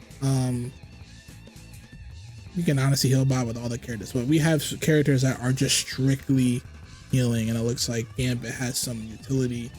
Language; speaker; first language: English; native; English